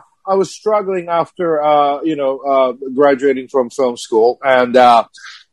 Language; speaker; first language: English; non-native, fluent; Japanese